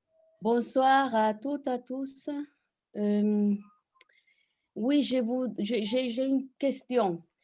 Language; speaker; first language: French; non-native, fluent; Spanish